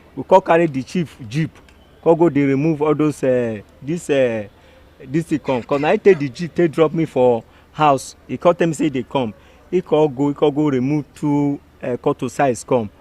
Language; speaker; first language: Nigerian Pidgin; non-native, local second language; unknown